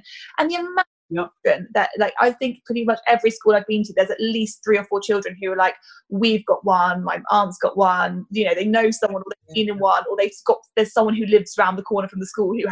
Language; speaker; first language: English; native; English